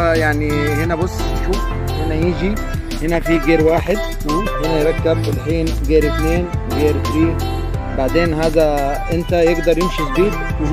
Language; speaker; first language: Arabic; non-native, learner; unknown